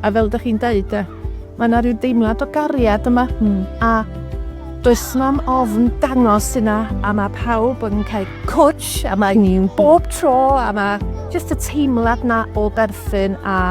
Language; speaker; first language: Welsh; native; Welsh